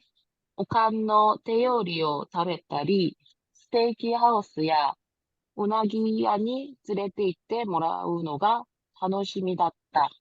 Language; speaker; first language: Japanese; non-native, learner; Korean